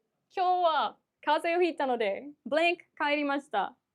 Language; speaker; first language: Japanese; non-native, fluent; English